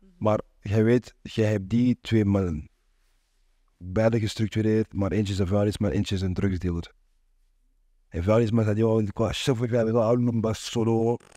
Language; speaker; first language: Dutch; non-native, local second language; French